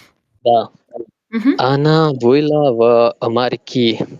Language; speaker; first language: Russian; non-native, learner; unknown